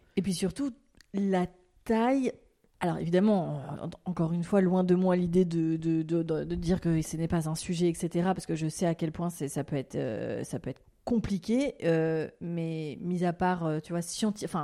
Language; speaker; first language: French; native; French